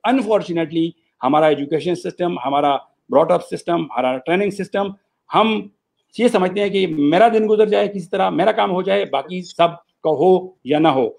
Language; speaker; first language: Urdu; non-native, local second language; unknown